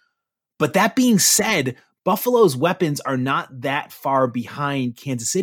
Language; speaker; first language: English; native; English